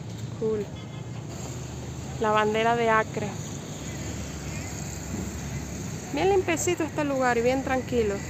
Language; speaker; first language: Spanish; native; Spanish